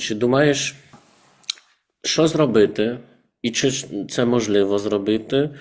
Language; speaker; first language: Ukrainian; non-native, fluent; Polish